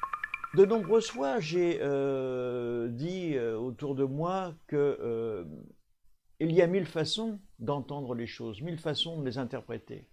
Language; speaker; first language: French; native; French